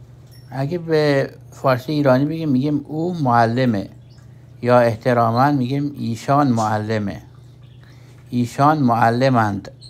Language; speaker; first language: Persian; non-native, fluent; Urdu